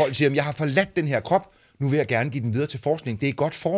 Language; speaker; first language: Danish; native; Danish